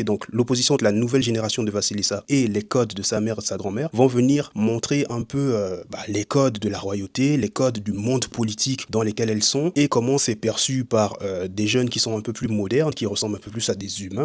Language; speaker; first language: French; native; French